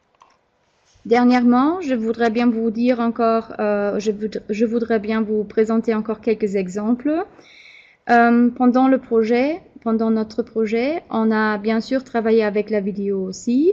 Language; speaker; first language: French; non-native, fluent; German